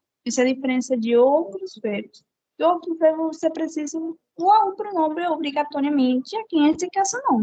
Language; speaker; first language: Portuguese; non-native, fluent; Spanish